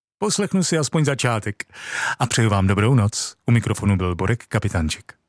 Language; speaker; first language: Czech; native; Czech